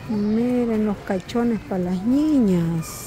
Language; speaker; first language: Spanish; native; Spanish